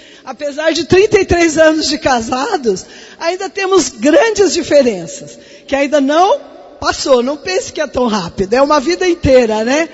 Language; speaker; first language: Portuguese; native; Portuguese